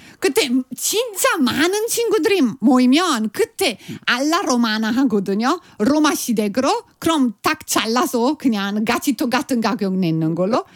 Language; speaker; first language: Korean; non-native, fluent; Italian